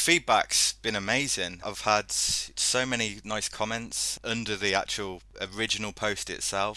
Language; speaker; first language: English; native; English